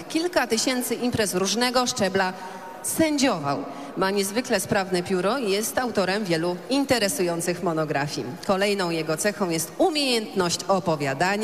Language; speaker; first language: Polish; native; Polish